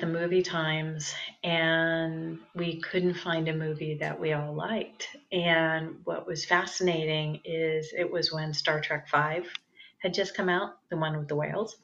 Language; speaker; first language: English; native; English